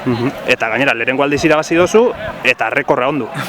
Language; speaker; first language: Basque; native; Basque